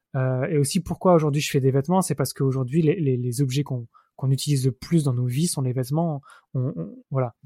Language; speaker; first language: French; native; French